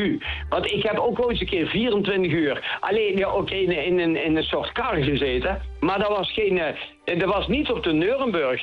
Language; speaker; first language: Dutch; native; Dutch